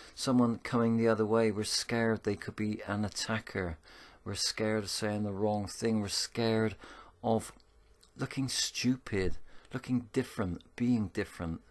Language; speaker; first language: English; native; English